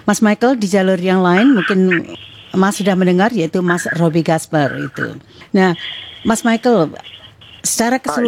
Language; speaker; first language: Indonesian; native; Indonesian